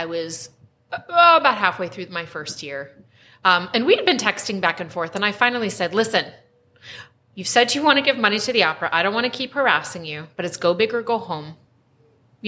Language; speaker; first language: English; native; English